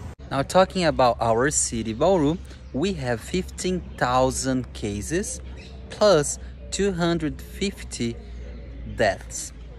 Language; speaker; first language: English; non-native, fluent; Portuguese